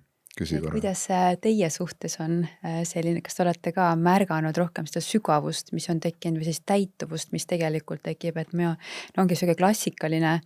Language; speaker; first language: Estonian; native; Estonian